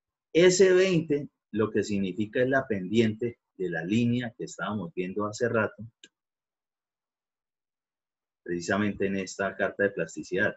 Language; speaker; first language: Spanish; native; Spanish